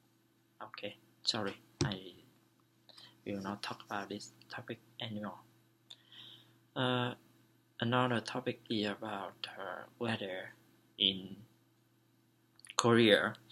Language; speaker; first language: English; non-native, learner; Vietnamese